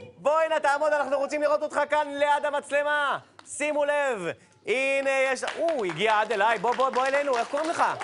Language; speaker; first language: Hebrew; native; Hebrew